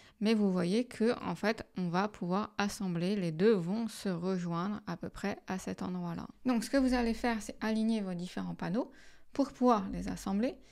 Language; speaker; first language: French; native; French